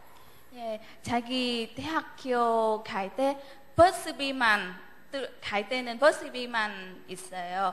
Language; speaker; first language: Korean; non-native, learner; Vietnamese